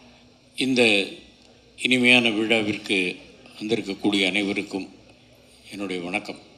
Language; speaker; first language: Tamil; native; Tamil